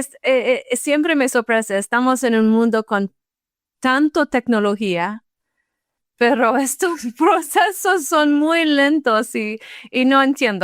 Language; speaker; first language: Spanish; non-native, fluent; English